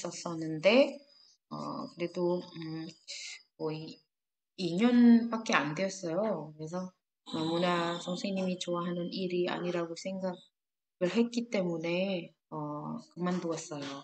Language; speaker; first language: Korean; non-native, fluent; Indonesian